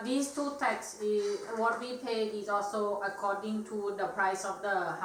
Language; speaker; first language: English; non-native, learner; Thai